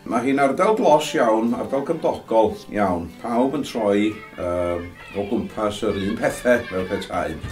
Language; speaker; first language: Welsh; native; Welsh